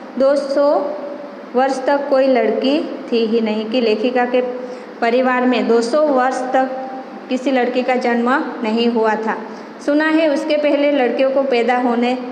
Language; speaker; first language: Hindi; non-native, local second language; Gujarati